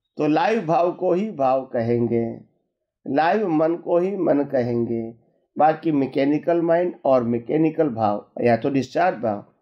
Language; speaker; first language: Hindi; non-native, local second language; Gujarati